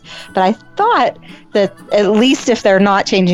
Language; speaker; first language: English; native; English